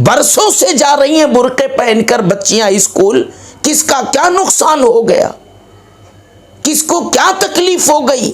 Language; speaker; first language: Urdu; native; Urdu